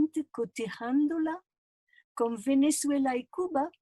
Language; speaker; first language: Spanish; non-native, fluent; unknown